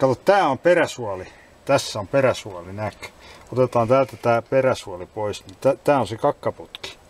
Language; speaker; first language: Finnish; native; Finnish